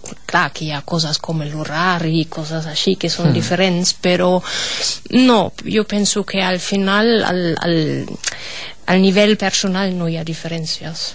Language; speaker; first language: Catalan; non-native, fluent; German